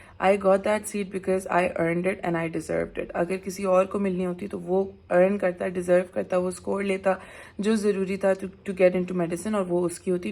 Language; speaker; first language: Urdu; native; Urdu